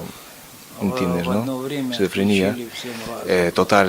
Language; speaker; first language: Spanish; non-native, fluent; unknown